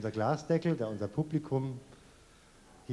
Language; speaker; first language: German; native; German